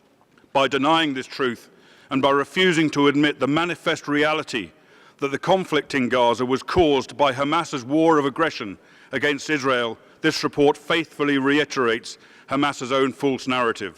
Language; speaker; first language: English; native; English